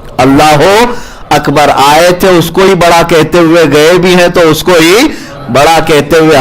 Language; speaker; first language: Urdu; native; Urdu